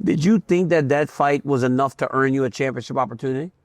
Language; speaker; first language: English; native; English